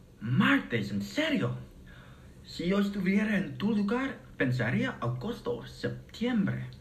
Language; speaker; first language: Spanish; non-native, learner; English